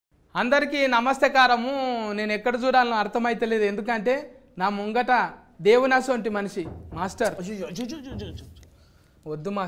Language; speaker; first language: Telugu; native; Telugu